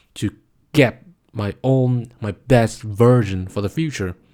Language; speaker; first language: English; non-native, fluent; Vietnamese